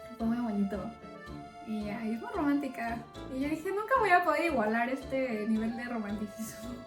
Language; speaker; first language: Spanish; native; Spanish